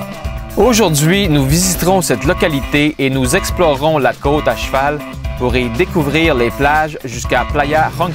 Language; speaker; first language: French; native; French